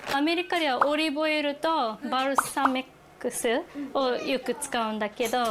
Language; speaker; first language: Japanese; non-native, fluent; English